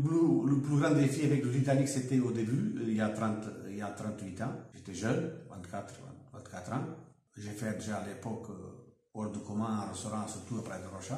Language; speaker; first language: French; non-native, fluent; Portuguese